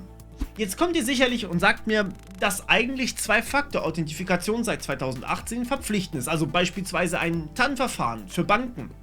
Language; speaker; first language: German; native; German